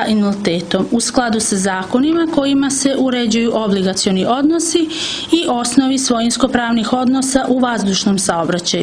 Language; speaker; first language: Croatian; native; Croatian